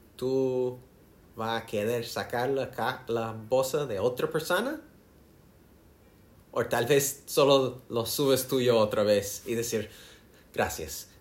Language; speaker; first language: Spanish; non-native, learner; English